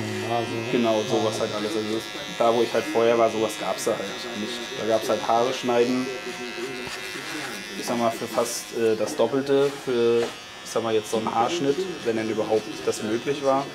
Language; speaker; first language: German; native; German